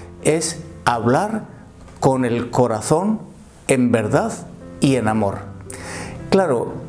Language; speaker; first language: Spanish; native; Spanish